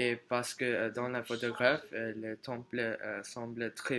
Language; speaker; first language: French; non-native, learner; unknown